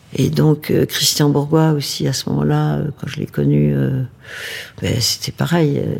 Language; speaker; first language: French; native; French